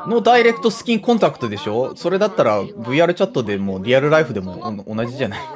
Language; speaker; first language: Japanese; native; Japanese